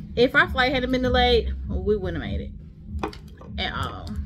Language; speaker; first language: English; native; English